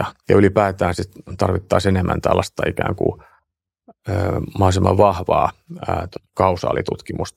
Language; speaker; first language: Finnish; native; Finnish